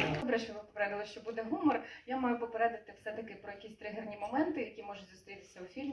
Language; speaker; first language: Ukrainian; native; Ukrainian